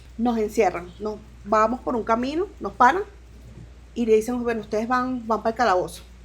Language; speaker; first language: Spanish; native; Spanish